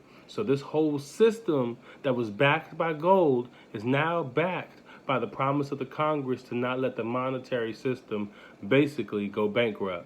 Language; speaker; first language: English; native; English